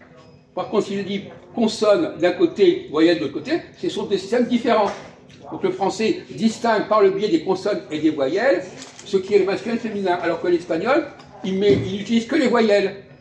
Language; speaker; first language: French; native; French